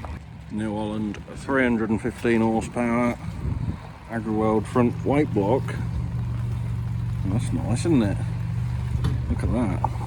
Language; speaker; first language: English; native; English